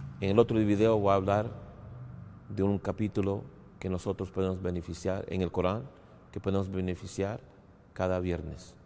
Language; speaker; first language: Spanish; non-native, fluent; English